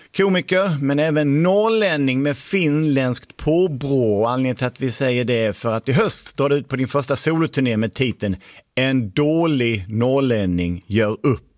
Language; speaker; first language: Swedish; native; Swedish